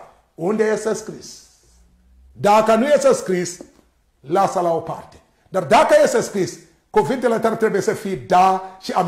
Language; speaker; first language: Romanian; non-native, learner; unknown